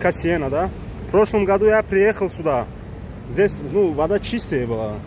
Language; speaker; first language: Russian; non-native, local second language; Tajik